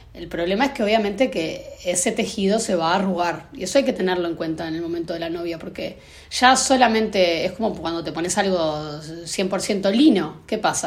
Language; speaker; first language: Spanish; native; Spanish